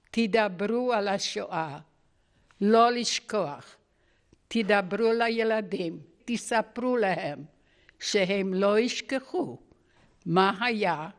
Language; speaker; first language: Hebrew; non-native, fluent; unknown